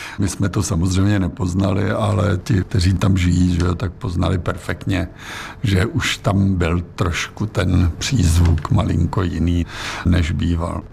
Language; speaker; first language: Czech; native; Czech